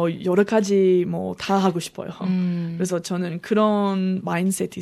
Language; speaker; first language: Korean; non-native, learner; English